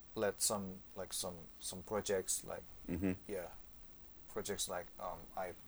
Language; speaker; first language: English; non-native, fluent; Indonesian